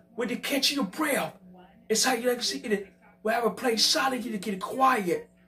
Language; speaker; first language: English; native; English